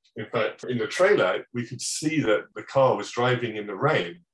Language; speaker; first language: English; native; English